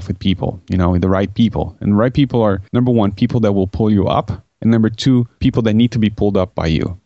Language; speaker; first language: English; non-native, fluent; Portuguese